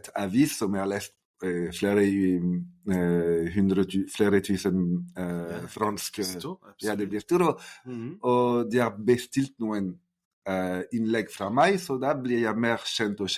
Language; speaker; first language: Norwegian; non-native, fluent; French